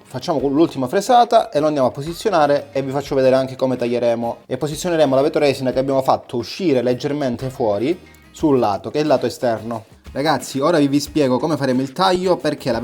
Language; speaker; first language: Italian; native; Italian